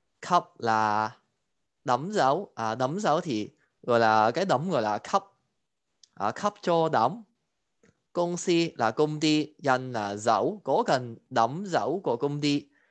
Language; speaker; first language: Vietnamese; non-native, fluent; Cantonese